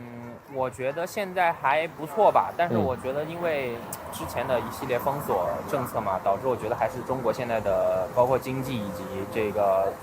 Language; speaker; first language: Chinese; native; Chinese